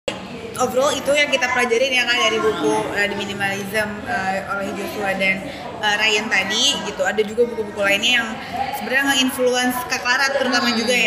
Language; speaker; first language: Indonesian; native; Indonesian